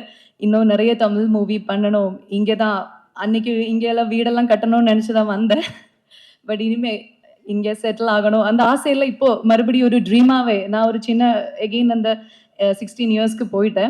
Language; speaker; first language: Tamil; non-native, fluent; Malayalam